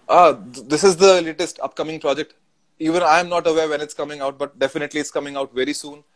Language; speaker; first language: English; non-native, local second language; Hindi